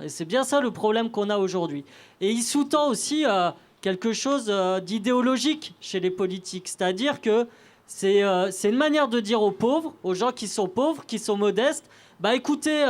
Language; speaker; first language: French; native; French